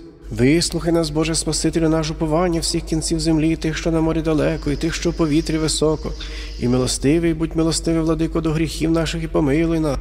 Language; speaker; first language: Ukrainian; native; Ukrainian